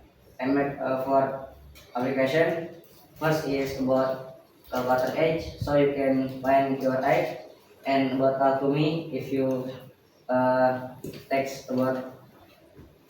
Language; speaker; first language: English; non-native, learner; Indonesian